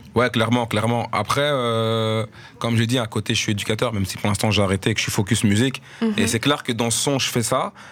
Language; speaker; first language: French; native; French